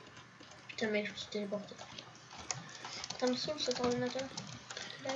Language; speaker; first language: French; native; French